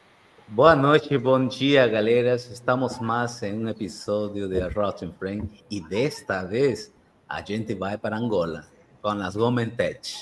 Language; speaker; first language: Portuguese; non-native, fluent; Spanish